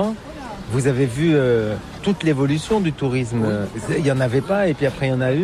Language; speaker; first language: French; native; French